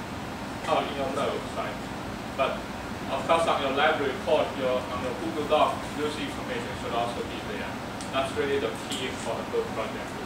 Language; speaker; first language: English; non-native, fluent; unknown